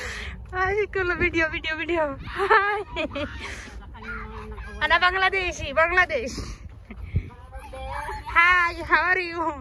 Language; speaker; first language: Arabic; non-native, learner; Bangla